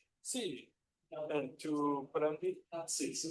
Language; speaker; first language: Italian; non-native, learner; English